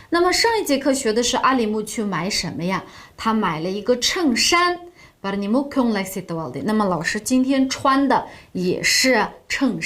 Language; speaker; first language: Chinese; non-native, local second language; Uyghur